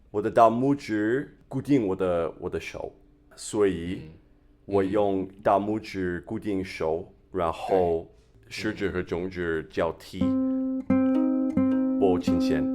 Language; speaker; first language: Chinese; non-native, fluent; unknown